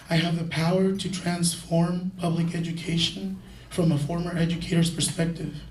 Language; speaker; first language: English; early bilingual, other home language; Spanish